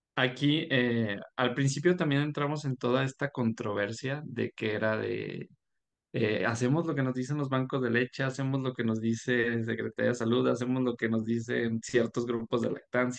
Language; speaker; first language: Spanish; native; Spanish